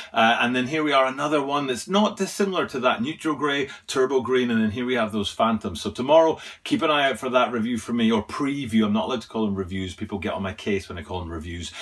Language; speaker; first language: English; native; English